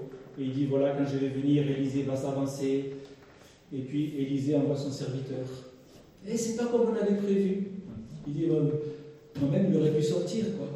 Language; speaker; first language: French; native; French